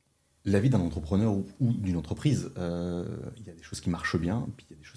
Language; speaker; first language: French; native; French